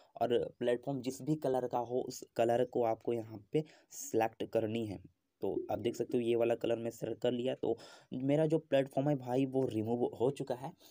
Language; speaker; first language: Hindi; native; Hindi